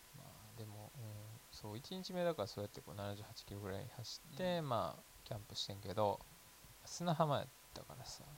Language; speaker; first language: Japanese; native; Japanese